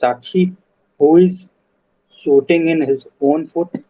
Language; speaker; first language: Hindi; native; Hindi